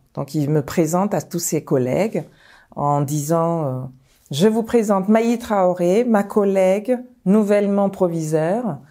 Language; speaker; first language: French; early bilingual, other home language; Bambara